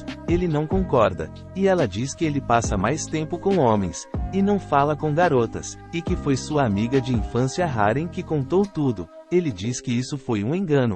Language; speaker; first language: Portuguese; native; Portuguese